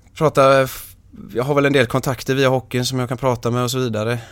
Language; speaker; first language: Swedish; native; Swedish